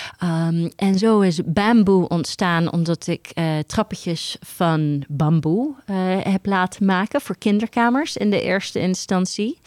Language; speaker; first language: Dutch; early bilingual, heritage; Dutch